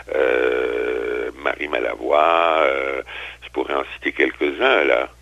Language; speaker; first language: French; native; French